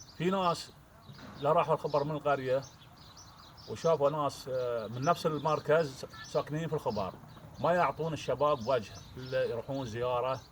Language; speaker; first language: Arabic; native; Arabic